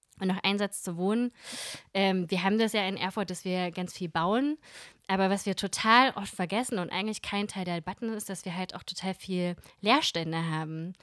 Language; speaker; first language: German; early bilingual, other home language; Russian